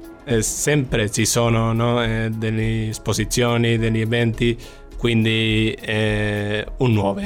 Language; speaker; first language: Italian; non-native, fluent; Spanish